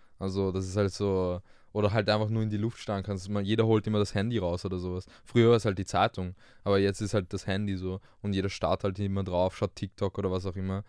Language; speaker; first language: German; early bilingual, other home language; English